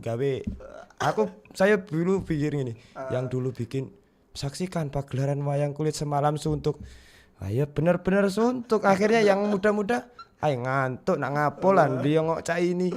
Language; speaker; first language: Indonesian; non-native, local second language; Javanese